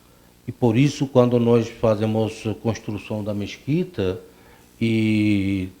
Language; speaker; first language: Portuguese; non-native, fluent; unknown